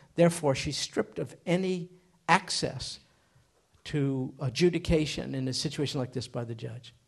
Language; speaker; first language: English; native; English